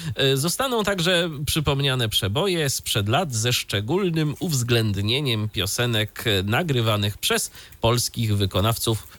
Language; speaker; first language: Polish; native; Polish